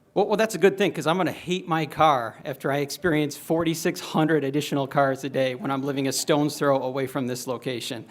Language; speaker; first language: English; native; English